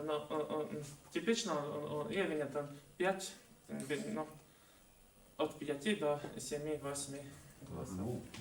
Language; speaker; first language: Russian; non-native, local second language; Latvian